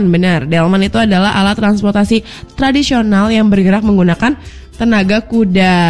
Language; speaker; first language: Indonesian; native; Indonesian